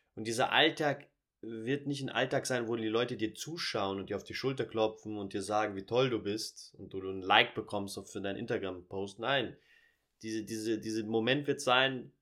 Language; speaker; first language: German; early bilingual, heritage; Portuguese